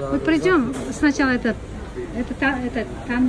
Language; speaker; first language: Russian; non-native, learner; Uzbek